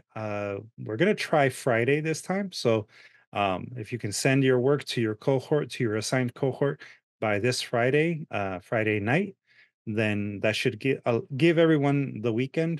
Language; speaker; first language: English; early bilingual, other home language; Spanish